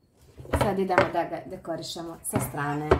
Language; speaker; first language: Croatian; native; Croatian